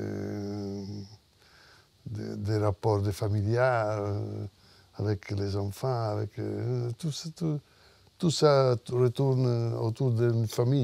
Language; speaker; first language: French; non-native, fluent; Italian